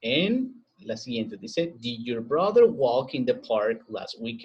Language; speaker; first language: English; non-native, fluent; Spanish